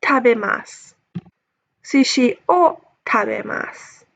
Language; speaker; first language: Japanese; non-native, fluent; English